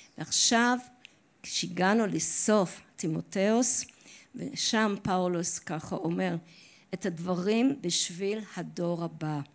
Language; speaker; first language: Hebrew; non-native, fluent; English